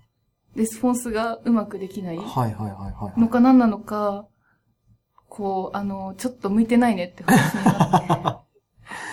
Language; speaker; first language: Japanese; native; Japanese